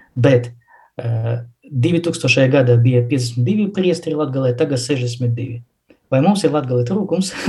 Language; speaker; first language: Latvian; non-native, local second language; Russian